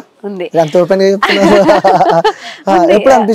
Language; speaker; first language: Telugu; native; Telugu